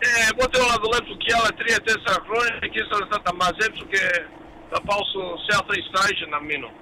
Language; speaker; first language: Greek; early bilingual, heritage; Greek